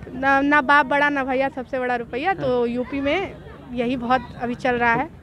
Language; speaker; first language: Hindi; native; Hindi